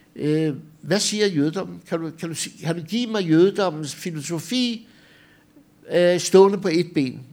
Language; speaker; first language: Danish; native; Danish